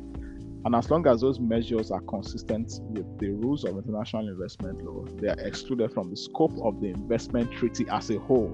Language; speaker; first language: English; non-native, local second language; Yoruba